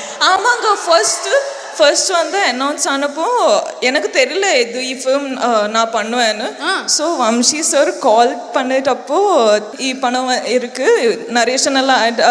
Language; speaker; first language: Tamil; non-native, learner; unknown